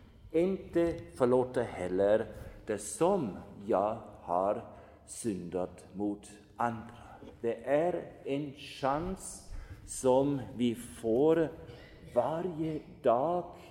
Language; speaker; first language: Swedish; non-native, fluent; German